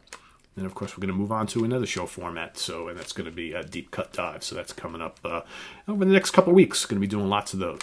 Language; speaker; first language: English; native; English